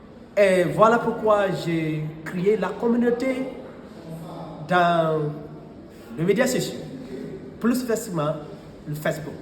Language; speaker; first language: French; non-native, fluent; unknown